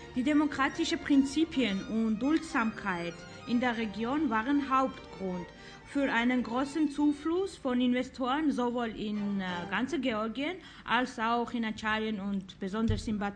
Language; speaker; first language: German; non-native, fluent; Georgian